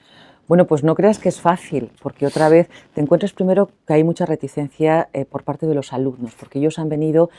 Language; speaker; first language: Spanish; native; Spanish